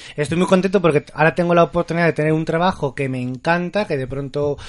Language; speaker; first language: Spanish; native; Spanish